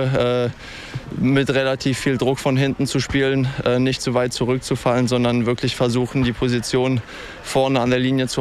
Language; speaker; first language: German; native; German